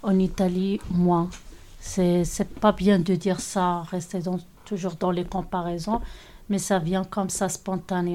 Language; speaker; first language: French; non-native, local second language; Arabic